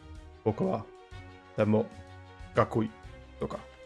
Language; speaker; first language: Japanese; non-native, learner; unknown